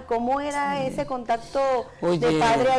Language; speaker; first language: Spanish; native; Spanish